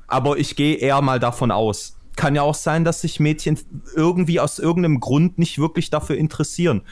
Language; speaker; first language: German; early bilingual, other home language; Albanian